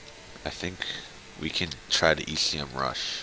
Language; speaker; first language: English; native; English